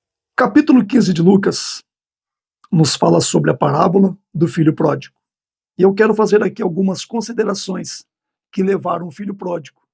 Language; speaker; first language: Portuguese; native; Portuguese